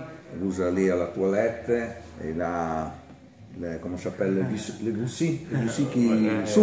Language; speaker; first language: French; non-native, learner; Italian